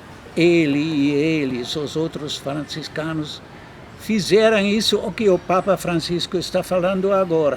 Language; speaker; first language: Portuguese; non-native, fluent; German